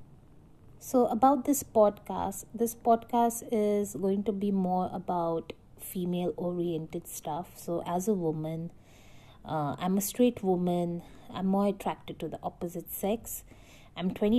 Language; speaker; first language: English; non-native, local second language; Hindi